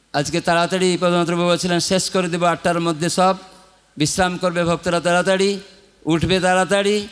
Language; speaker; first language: Bangla; non-native, fluent; Odia